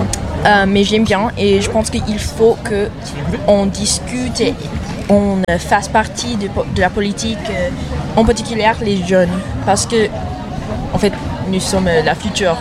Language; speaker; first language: French; non-native, fluent; English